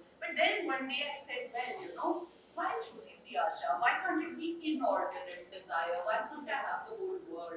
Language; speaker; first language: English; non-native, local second language; Hindi